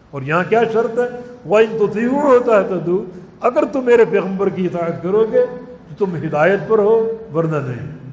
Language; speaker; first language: Urdu; native; Urdu